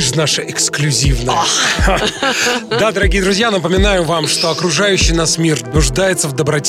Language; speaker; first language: Russian; native; Russian